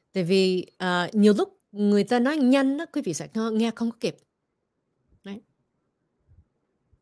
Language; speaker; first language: Vietnamese; early bilingual, heritage; Vietnamese